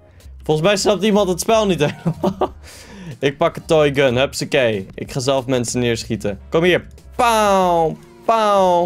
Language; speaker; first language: Dutch; native; Dutch